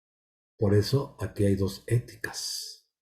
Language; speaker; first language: Spanish; native; Spanish